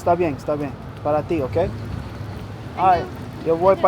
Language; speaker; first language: Spanish; non-native, learner; English